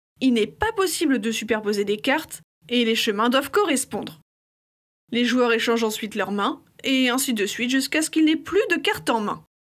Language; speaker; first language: French; native; French